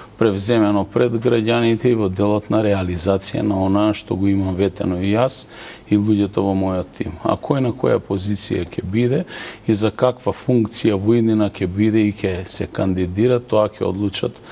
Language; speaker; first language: Macedonian; native; Macedonian